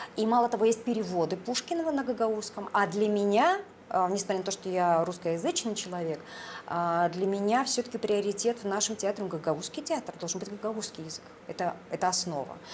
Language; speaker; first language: Russian; native; Russian